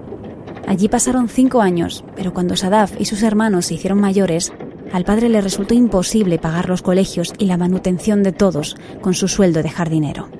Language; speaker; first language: Spanish; native; Spanish